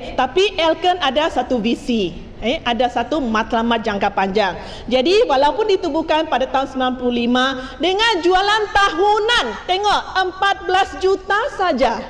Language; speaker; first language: Malay; non-native, local second language; Chinese